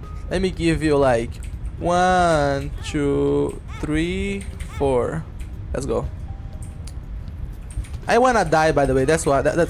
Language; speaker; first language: English; non-native, fluent; Portuguese